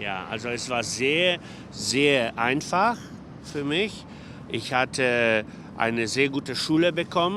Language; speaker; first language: German; non-native, fluent; Polish